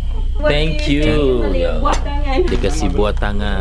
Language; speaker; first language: Malay; native; Malay